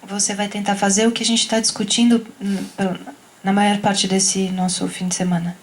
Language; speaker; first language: Portuguese; native; Portuguese